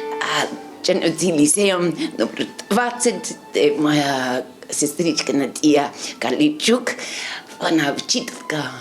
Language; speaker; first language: Ukrainian; non-native, learner; English